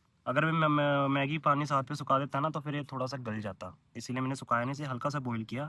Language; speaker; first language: Hindi; non-native, local second language; Punjabi